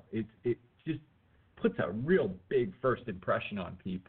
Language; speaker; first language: English; native; English